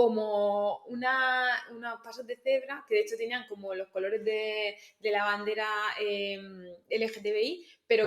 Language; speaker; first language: Spanish; native; Spanish